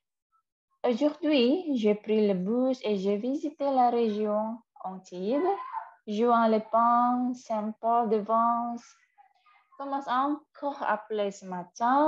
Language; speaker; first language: French; non-native, fluent; Indonesian